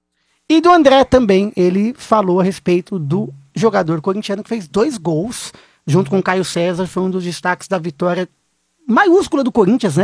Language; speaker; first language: Portuguese; native; Portuguese